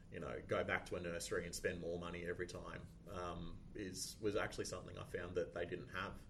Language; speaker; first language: English; native; English